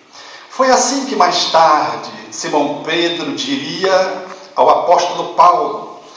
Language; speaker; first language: Portuguese; native; Portuguese